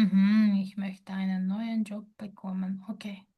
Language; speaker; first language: German; non-native, fluent; Kyrgyz